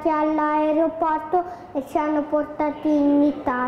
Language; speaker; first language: Italian; early bilingual, other home language; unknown